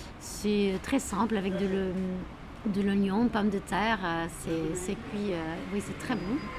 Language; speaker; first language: French; non-native, fluent; Portuguese